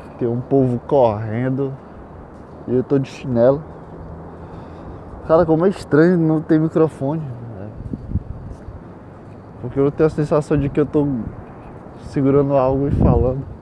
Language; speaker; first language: Portuguese; native; Portuguese